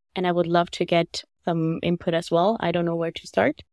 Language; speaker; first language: English; non-native, fluent; Norwegian